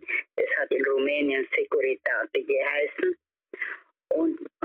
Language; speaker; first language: German; early bilingual, heritage; German